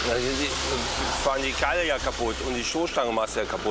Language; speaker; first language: German; native; German